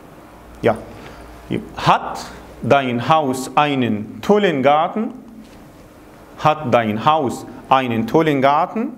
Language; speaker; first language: German; non-native, fluent; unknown